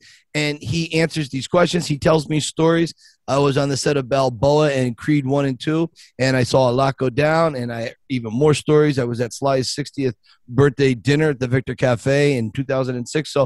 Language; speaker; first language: English; native; English